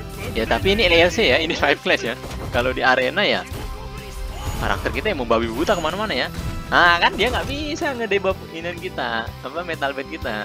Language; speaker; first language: Indonesian; native; Indonesian